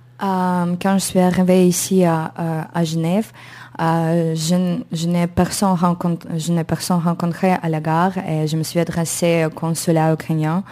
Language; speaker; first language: French; non-native, learner; Ukrainian